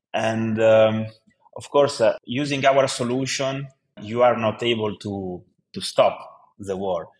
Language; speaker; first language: English; non-native, fluent; Italian